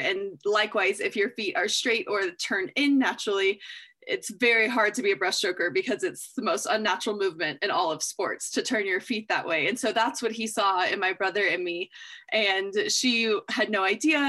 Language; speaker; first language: English; native; English